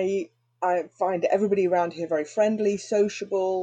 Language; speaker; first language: English; native; English